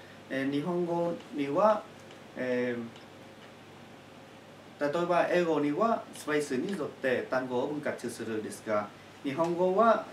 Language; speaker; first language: Japanese; non-native, learner; Chinese